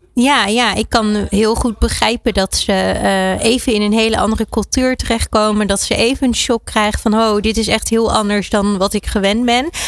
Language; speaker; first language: Dutch; early bilingual, other home language; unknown